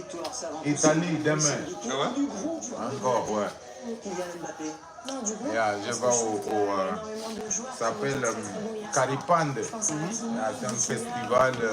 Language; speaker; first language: French; non-native, learner; Portuguese